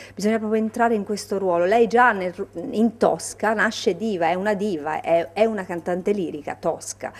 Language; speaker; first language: Italian; native; Italian